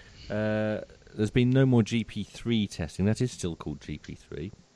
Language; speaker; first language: English; native; English